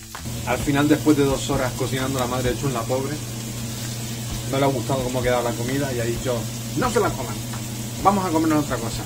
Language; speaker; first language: Spanish; native; Spanish